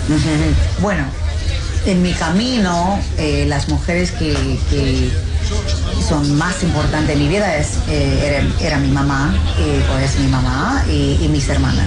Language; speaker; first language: Spanish; early bilingual, heritage; English